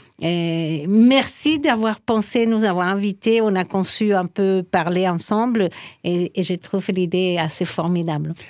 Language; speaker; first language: French; non-native, fluent; Spanish